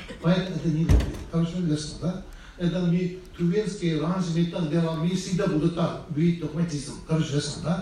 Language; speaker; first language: Russian; non-native, fluent; Tibetan